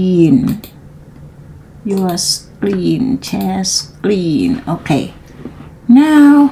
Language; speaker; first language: English; non-native, learner; Thai